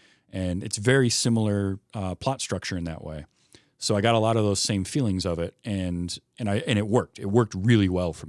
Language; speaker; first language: English; native; English